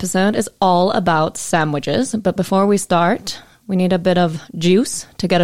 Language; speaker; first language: English; native; English